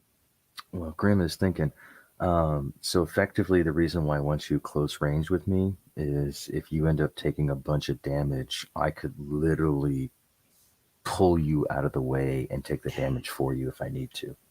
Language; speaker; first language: English; native; English